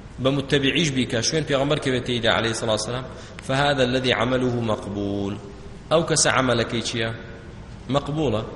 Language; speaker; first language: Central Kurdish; non-native, local second language; Kurdish